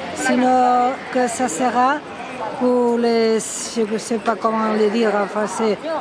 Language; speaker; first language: French; non-native, learner; Catalan